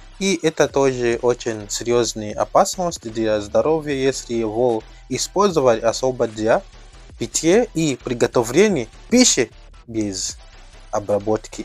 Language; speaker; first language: Russian; non-native, fluent; Nyanja